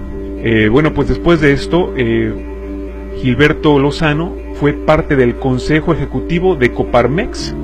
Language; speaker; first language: Spanish; native; Spanish